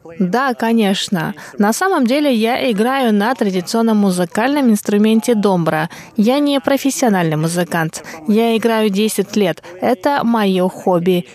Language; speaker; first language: Russian; non-native, fluent; Kazakh